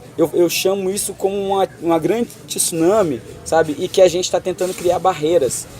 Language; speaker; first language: Portuguese; native; Portuguese